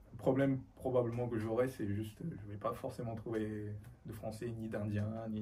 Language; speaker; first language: French; early bilingual, other home language; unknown